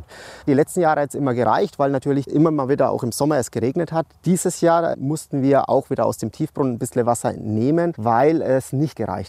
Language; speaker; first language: German; native; German